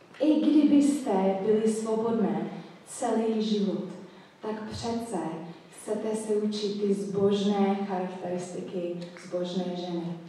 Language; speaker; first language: Czech; non-native, fluent; English